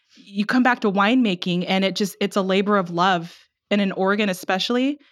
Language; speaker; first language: English; early bilingual, other home language; Filipino